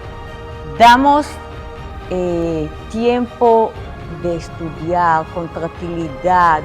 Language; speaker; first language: Spanish; non-native, fluent; Hebrew